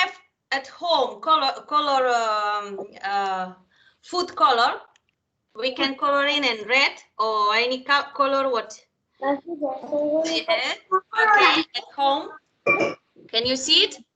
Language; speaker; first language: English; non-native, fluent; Spanish